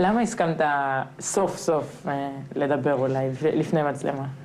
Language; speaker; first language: Hebrew; native; Hebrew